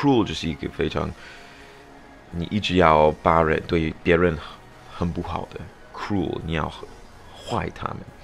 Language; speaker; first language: Chinese; non-native, fluent; English